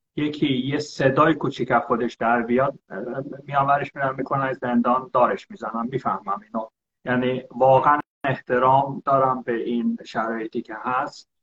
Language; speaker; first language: Persian; early bilingual, heritage; Persian